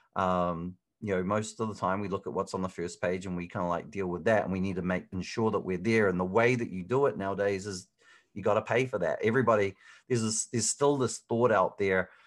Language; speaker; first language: English; native; English